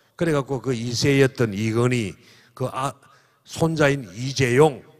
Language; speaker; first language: Korean; native; Korean